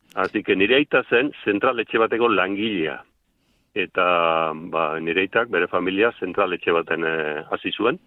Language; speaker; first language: Basque; native; Basque